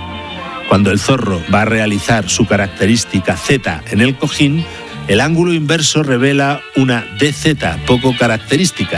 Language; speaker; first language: Spanish; native; Spanish